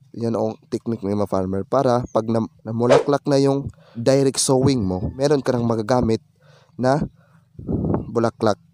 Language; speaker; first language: Filipino; non-native, local second language; Cebuano